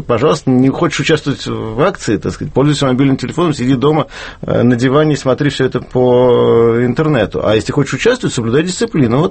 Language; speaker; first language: Russian; native; Russian